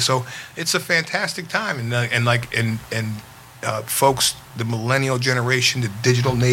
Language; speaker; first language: English; native; English